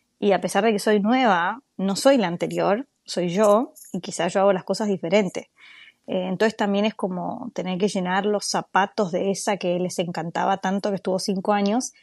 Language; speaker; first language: Spanish; native; Spanish